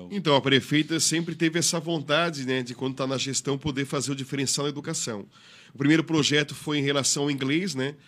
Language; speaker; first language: Portuguese; native; Portuguese